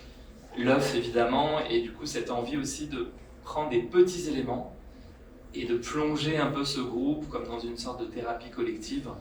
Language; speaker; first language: French; native; French